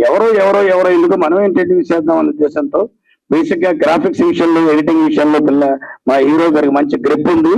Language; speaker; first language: Telugu; native; Telugu